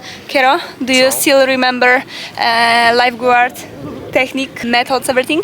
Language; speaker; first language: English; non-native, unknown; Polish